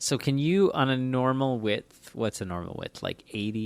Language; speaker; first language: English; native; English